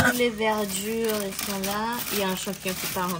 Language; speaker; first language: French; non-native, learner; Japanese